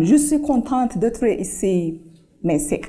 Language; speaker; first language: French; non-native, learner; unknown